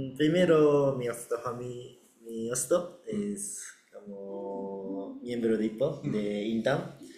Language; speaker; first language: Spanish; non-native, learner; Japanese